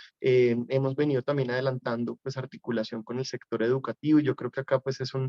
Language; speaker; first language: Spanish; native; Spanish